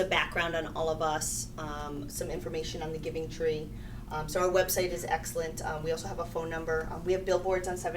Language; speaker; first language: English; native; English